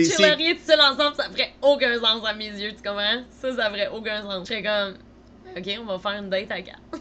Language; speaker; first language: French; native; French